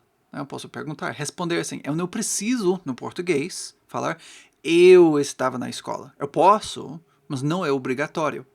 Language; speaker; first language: Portuguese; non-native, fluent; English